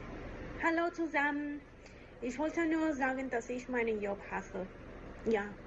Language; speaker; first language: German; non-native, learner; English